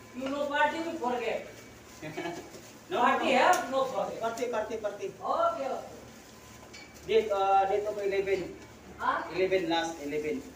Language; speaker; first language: English; non-native, learner; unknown